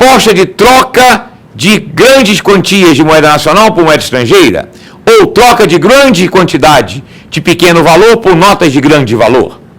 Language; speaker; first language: Portuguese; native; Portuguese